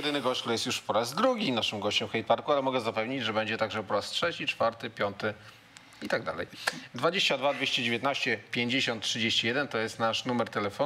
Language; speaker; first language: Polish; native; Polish